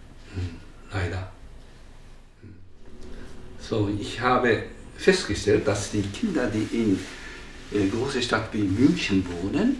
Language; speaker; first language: German; non-native, fluent; Japanese